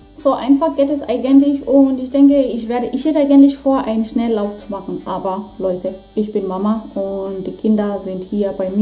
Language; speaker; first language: German; non-native, fluent; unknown